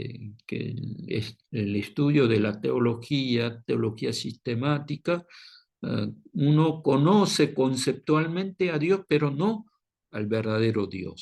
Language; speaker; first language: Spanish; non-native, fluent; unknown